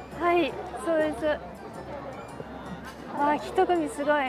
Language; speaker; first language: Japanese; non-native, fluent; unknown